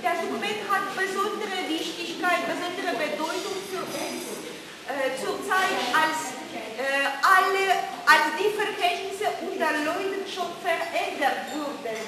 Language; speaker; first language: German; non-native, fluent; Russian